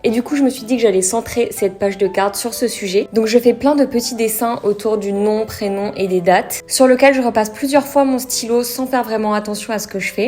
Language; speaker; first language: French; native; French